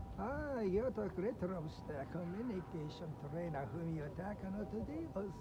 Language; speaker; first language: English; non-native, learner; Japanese